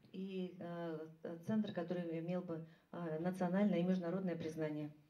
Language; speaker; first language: Russian; native; Russian